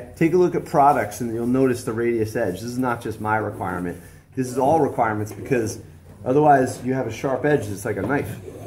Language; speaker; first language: English; native; English